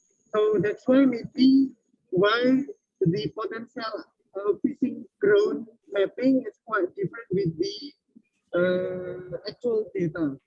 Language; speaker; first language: English; non-native, fluent; Indonesian